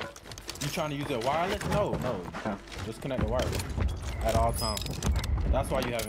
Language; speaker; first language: English; native; English